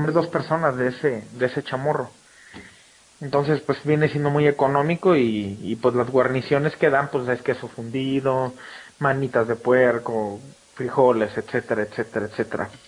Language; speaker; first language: Spanish; native; Spanish